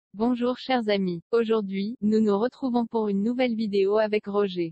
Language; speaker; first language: French; native; French